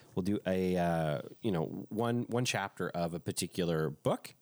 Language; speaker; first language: English; native; English